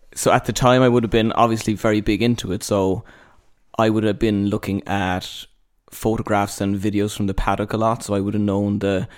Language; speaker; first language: English; native; English